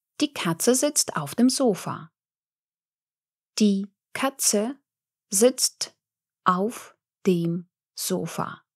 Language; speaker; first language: German; non-native, fluent; Russian